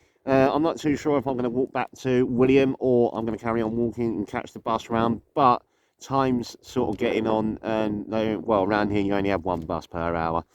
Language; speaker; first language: English; native; English